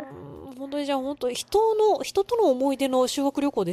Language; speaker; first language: Japanese; native; Japanese